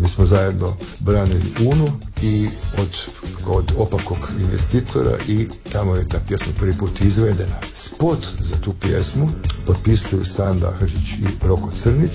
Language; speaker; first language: Serbian; native; Serbian